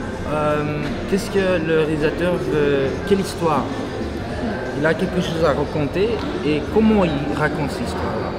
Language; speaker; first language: French; non-native, local second language; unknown